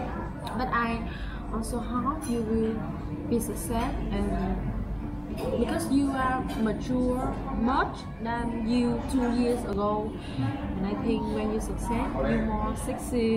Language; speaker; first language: English; non-native, learner; Vietnamese